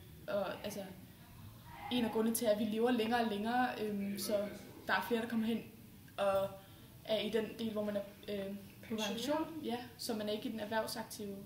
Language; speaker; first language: Danish; native; Danish